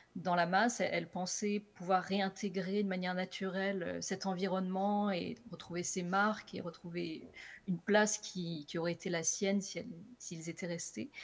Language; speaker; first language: French; native; French